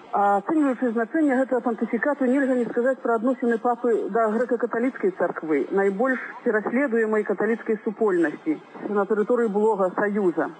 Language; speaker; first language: Belarusian; native; Belarusian